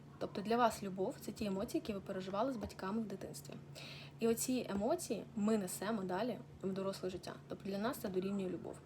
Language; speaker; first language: Ukrainian; non-native, local second language; Russian